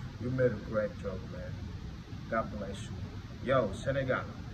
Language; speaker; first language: English; non-native, fluent; Wolof